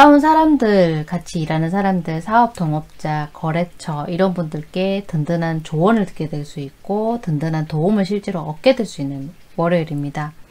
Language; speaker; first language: Korean; native; Korean